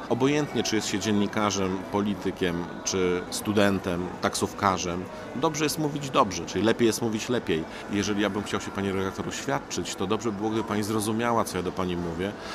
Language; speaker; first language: Polish; native; Polish